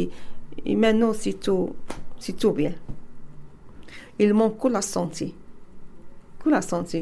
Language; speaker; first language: French; non-native, learner; Arabic